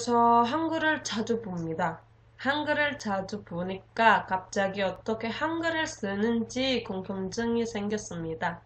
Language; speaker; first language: Korean; non-native, learner; Indonesian